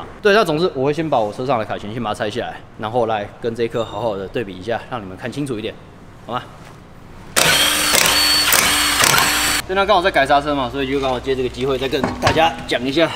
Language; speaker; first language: Chinese; native; Chinese